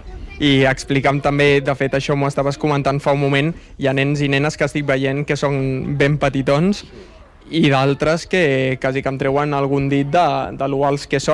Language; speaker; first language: Catalan; native; Catalan